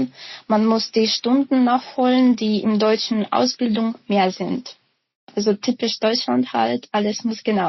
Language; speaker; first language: German; non-native, fluent; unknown